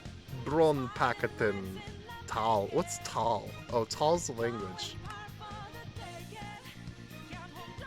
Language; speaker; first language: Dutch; non-native, learner; English